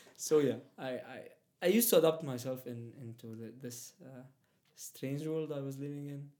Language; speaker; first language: English; non-native, fluent; Arabic